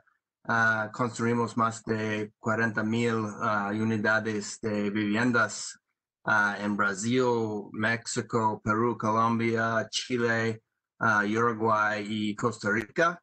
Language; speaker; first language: Spanish; non-native, learner; English